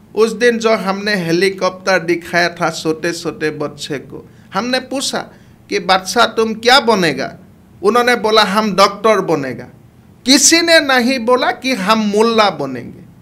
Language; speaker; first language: Hindi; non-native, local second language; Assamese